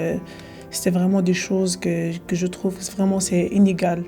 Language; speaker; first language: French; non-native, local second language; Arabic